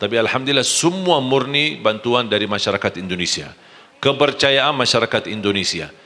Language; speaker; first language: Malay; non-native, fluent; Arabic